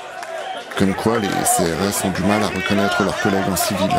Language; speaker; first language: French; native; French